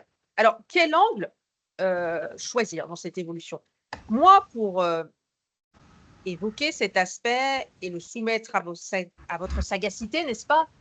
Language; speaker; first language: French; native; French